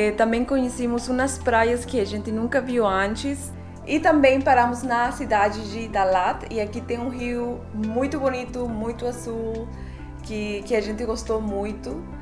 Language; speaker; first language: Portuguese; non-native, fluent; Spanish